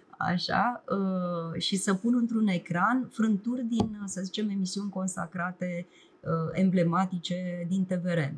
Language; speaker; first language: Romanian; native; Romanian